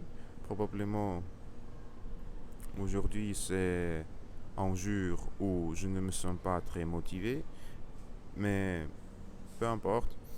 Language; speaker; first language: French; non-native, learner; Russian